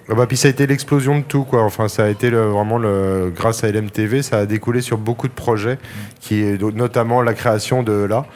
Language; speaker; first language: French; native; French